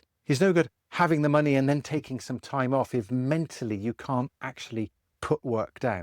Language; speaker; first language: English; native; English